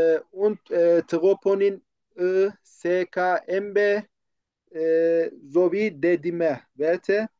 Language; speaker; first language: German; non-native, learner; Turkish